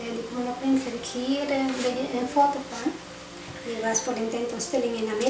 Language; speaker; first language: Dutch; non-native, fluent; Spanish